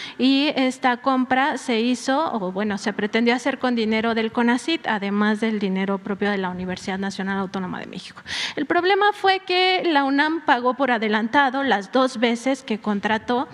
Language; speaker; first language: Spanish; native; Spanish